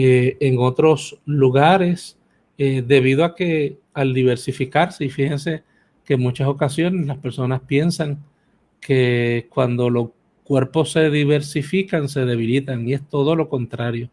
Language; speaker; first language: Spanish; native; Spanish